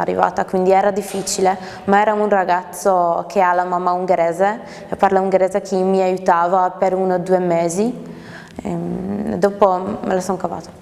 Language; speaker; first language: Italian; early bilingual, other home language; German